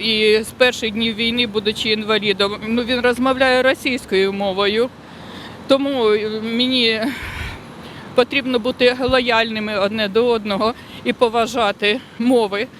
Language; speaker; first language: Ukrainian; non-native, local second language; Russian